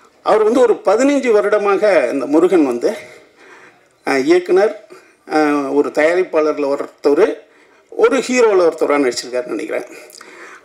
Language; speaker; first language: Tamil; native; Tamil